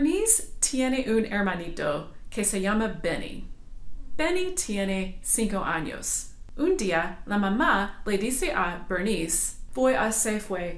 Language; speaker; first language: Spanish; non-native, fluent; English